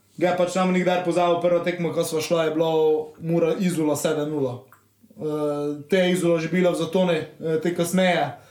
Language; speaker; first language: Slovenian; native; Slovenian